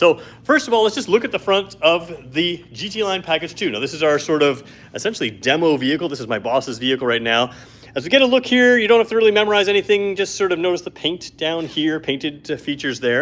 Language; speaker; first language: English; native; English